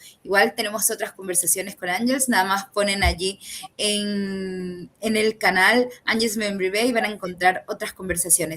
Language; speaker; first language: Spanish; native; Spanish